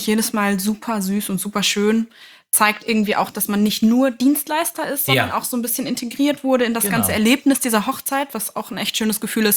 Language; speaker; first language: German; native; German